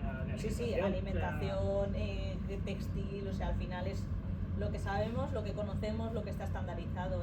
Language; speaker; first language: Spanish; native; Spanish